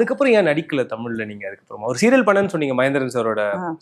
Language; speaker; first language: Tamil; native; Tamil